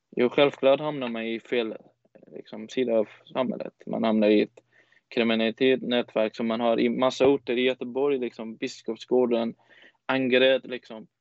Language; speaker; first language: Swedish; non-native, fluent; Persian